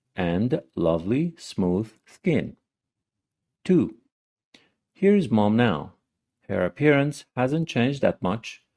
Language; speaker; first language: English; non-native, fluent; Persian